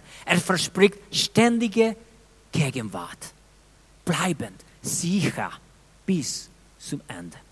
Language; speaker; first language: German; non-native, fluent; Spanish